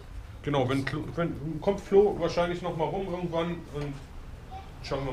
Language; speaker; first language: German; native; German